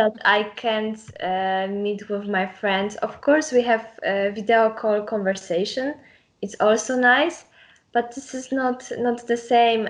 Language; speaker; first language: English; non-native, learner; Polish